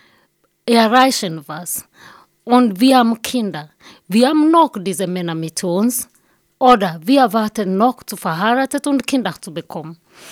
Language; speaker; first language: German; non-native, learner; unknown